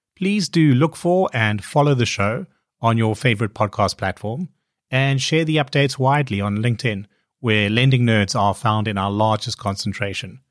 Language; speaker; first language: English; native; English